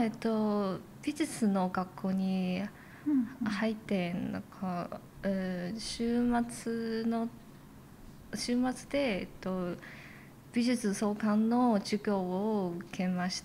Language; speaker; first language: Japanese; non-native, fluent; Chinese